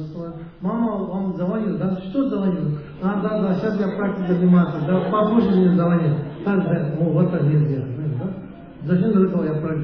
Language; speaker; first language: Russian; non-native, learner; Tibetan